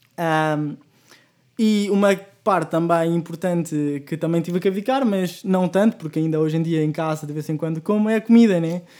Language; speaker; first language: Portuguese; early bilingual, other home language; Spanish